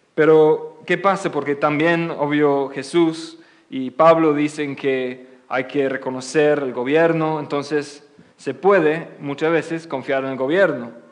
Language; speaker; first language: Spanish; non-native, fluent; English